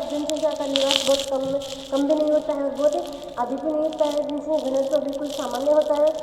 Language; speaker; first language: Hindi; native; Hindi